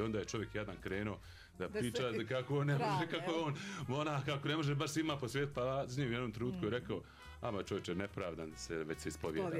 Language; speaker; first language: Serbian; native; Serbian